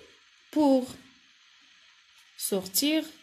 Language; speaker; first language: French; non-native, local second language; Arabic